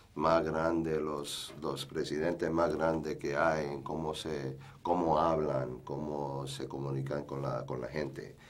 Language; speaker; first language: Spanish; early bilingual, heritage; Spanish